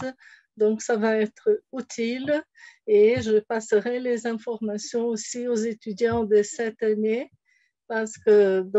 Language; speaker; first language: French; non-native, fluent; Portuguese